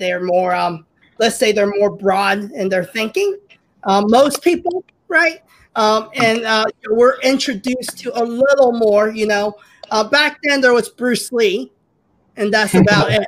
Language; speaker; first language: English; early bilingual, other home language; Cantonese